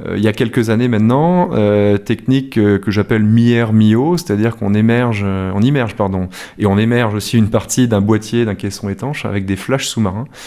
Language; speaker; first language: French; native; French